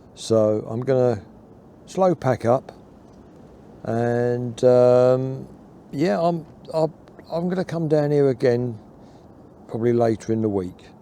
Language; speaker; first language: English; native; English